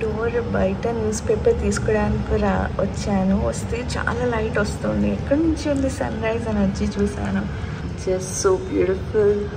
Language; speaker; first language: Telugu; non-native, local second language; Urdu